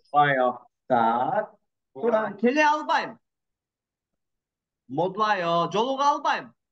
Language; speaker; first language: Korean; non-native, learner; Kyrgyz